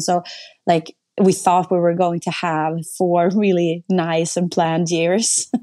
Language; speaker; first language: English; non-native, fluent; Swedish